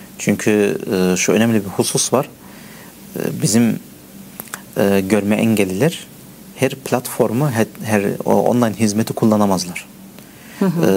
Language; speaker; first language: Turkish; early bilingual, heritage; Turkish